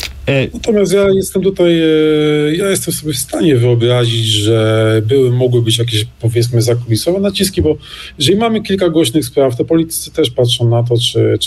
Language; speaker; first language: Polish; native; Polish